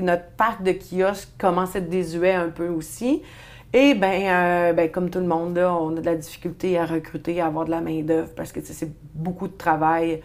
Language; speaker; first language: French; native; French